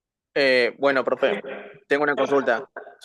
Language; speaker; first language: Spanish; native; Spanish